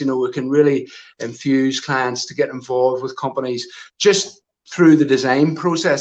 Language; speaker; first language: English; native; English